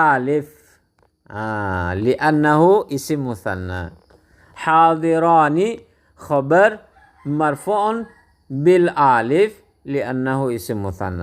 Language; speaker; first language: Arabic; non-native, fluent; Indonesian